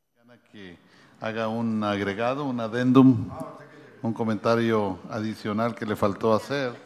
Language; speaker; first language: Spanish; native; Spanish